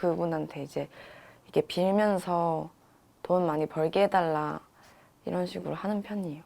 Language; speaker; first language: Korean; non-native, fluent; Chinese